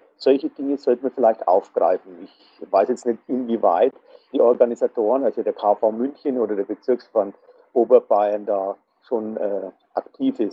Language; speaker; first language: German; native; German